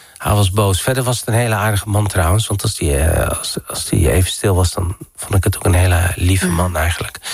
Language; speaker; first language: Dutch; early bilingual, other home language; Riffian